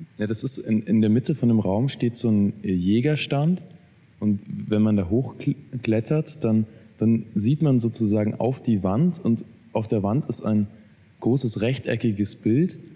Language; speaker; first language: German; native; German